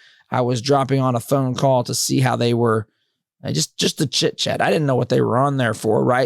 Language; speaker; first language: English; native; English